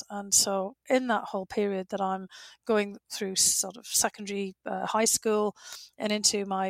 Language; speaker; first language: English; native; English